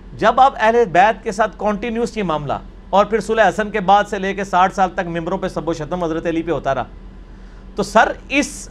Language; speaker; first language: Urdu; non-native, local second language; Punjabi